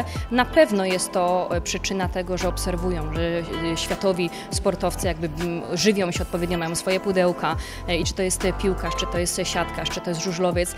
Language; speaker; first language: Polish; native; Polish